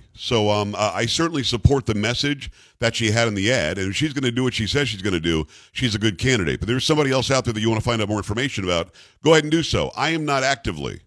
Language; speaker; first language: English; native; English